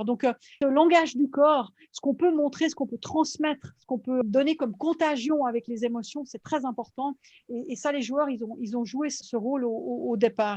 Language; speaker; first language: French; native; French